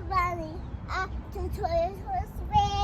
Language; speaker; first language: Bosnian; early bilingual, heritage; Bosnian